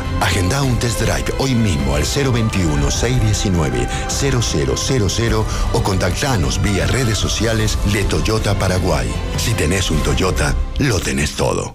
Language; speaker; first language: Spanish; native; Spanish